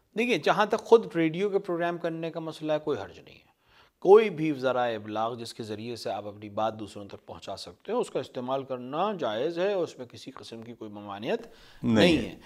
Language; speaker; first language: Urdu; native; Urdu